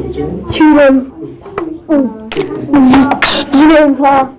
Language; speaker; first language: French; non-native, learner; English